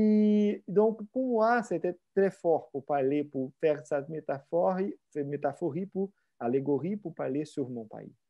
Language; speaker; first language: French; non-native, fluent; Portuguese